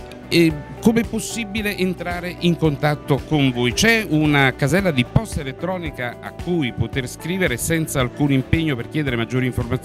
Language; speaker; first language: Italian; native; Italian